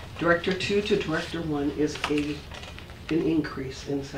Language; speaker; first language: English; native; English